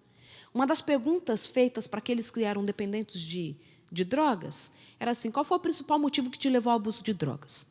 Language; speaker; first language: Portuguese; native; Portuguese